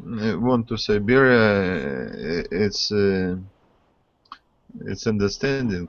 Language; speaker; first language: English; non-native, learner; Russian